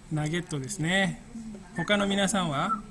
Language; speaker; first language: Japanese; non-native, fluent; Indonesian